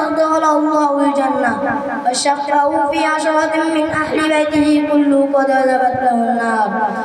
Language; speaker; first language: Arabic; non-native, fluent; Bangla